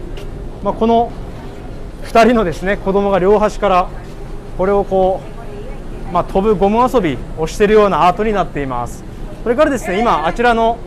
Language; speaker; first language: Japanese; native; Japanese